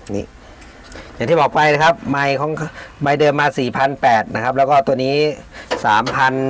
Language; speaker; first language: Thai; non-native, local second language; Northeastern Thai